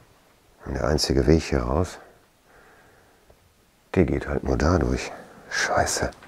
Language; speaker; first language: German; native; German